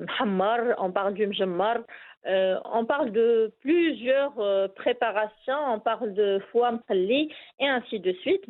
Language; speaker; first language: French; non-native, local second language; Arabic